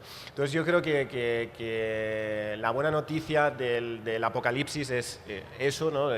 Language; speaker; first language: Spanish; native; Spanish